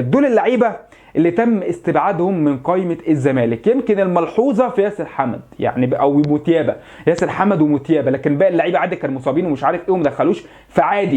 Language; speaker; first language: Arabic; native; Arabic